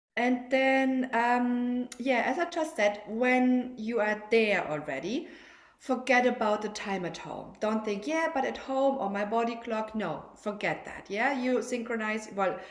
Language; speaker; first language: English; non-native, fluent; German